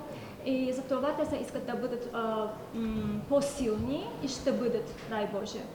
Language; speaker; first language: Bulgarian; non-native, learner; Azerbaijani